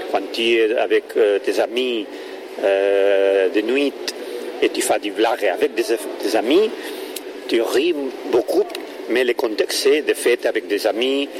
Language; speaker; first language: French; non-native, learner; Catalan